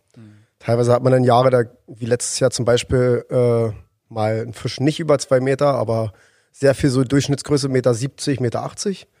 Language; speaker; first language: German; native; German